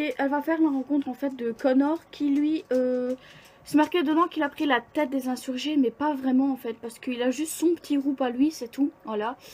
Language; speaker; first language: French; native; French